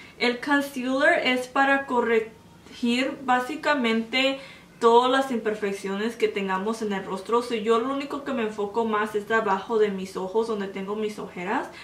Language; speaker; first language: Spanish; early bilingual, heritage; Spanish